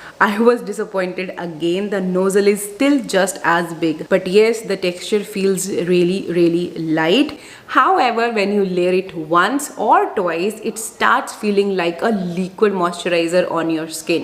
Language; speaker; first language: English; non-native, local second language; Hindi